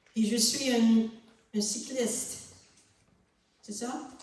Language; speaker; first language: French; non-native, learner; English